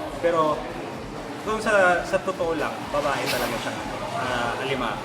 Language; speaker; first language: Filipino; non-native, local second language; Hiligaynon